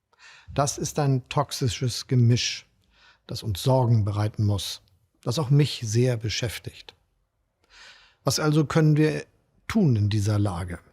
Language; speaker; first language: German; native; German